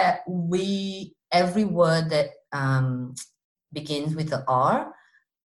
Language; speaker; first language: English; non-native, fluent; Portuguese